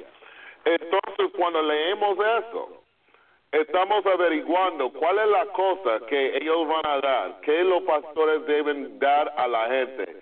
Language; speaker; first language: Spanish; non-native, fluent; English